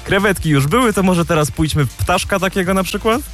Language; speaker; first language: Polish; native; Polish